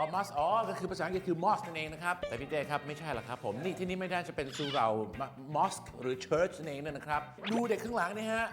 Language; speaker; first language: Thai; native; Thai